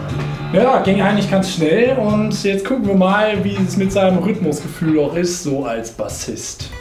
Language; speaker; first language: German; native; German